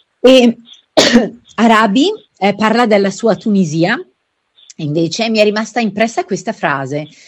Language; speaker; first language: Italian; native; Italian